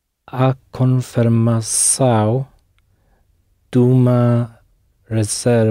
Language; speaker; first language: Portuguese; non-native, learner; English